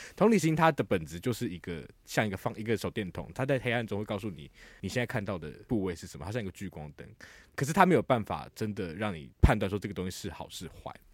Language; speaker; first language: Chinese; native; Chinese